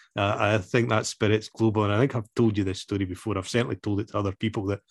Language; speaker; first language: English; native; English